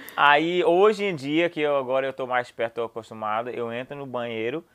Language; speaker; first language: Portuguese; non-native, fluent; English